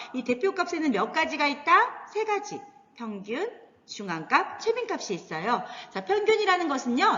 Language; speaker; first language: Korean; native; Korean